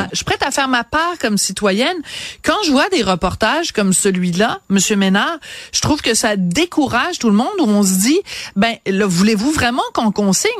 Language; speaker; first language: French; native; French